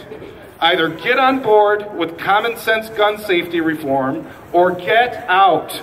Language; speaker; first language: English; native; English